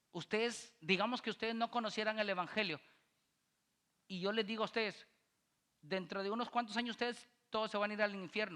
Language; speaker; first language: Spanish; native; Spanish